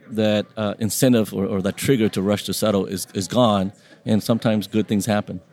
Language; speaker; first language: English; early bilingual, other home language; Vietnamese